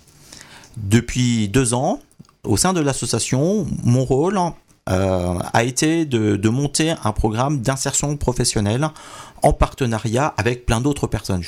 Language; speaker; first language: French; native; French